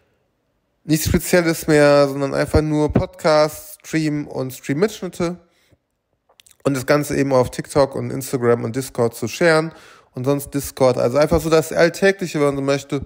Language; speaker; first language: German; native; German